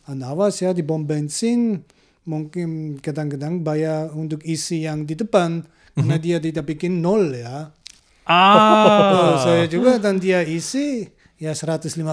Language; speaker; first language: Indonesian; non-native, learner; German